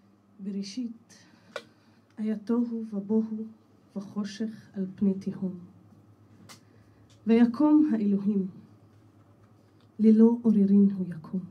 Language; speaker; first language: Hebrew; non-native, local second language; Arabic